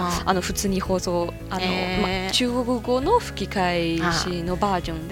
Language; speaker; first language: Japanese; non-native, fluent; Chinese